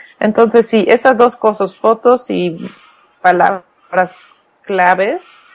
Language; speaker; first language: Spanish; non-native, fluent; Dutch